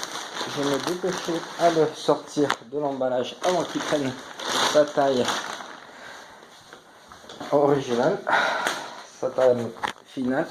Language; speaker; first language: French; native; French